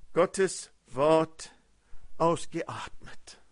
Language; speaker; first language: German; early bilingual, heritage; German